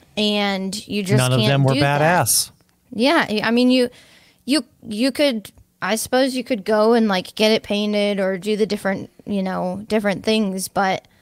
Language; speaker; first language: English; native; English